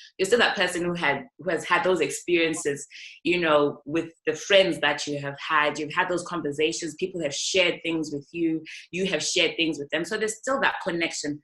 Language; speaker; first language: English; non-native, local second language; North Ndebele